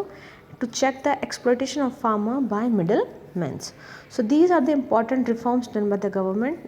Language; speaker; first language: English; non-native, local second language; Hindi